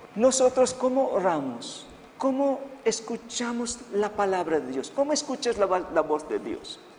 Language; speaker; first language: Spanish; non-native, fluent; Filipino